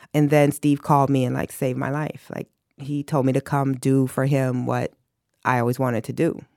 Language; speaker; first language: English; native; English